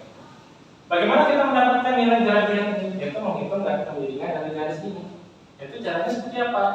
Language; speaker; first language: Indonesian; native; Indonesian